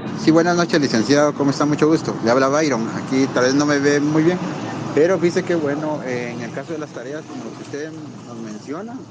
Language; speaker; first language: Spanish; native; Spanish